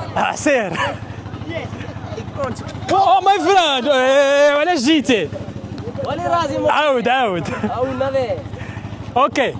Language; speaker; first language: Arabic; native; Arabic